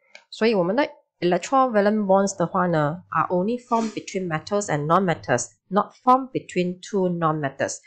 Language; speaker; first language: English; non-native, local second language; Chinese